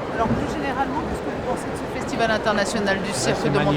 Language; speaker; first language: French; native; French